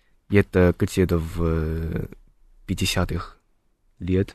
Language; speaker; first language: Russian; non-native, fluent; Chinese